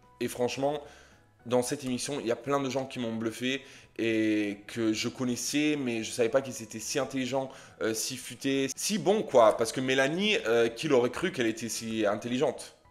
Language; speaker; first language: French; non-native, fluent; Italian